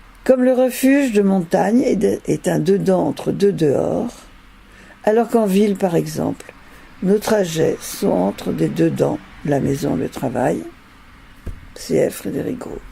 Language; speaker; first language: French; native; French